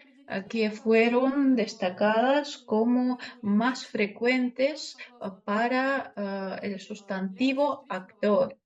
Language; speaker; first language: Spanish; non-native, fluent; Russian